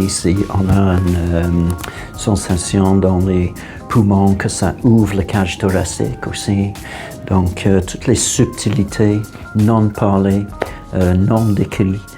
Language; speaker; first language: French; non-native, fluent; English